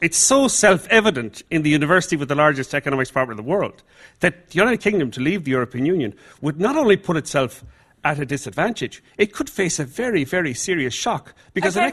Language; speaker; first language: English; native; English